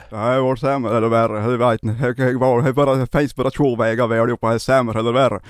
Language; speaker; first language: Swedish; native; Swedish